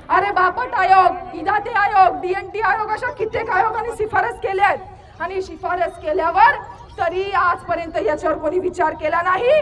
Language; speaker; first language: Marathi; non-native, local second language; Lambadi